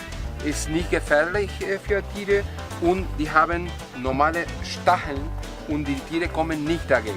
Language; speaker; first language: German; non-native, fluent; Spanish